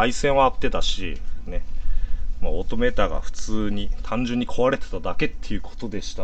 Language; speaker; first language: Japanese; native; Japanese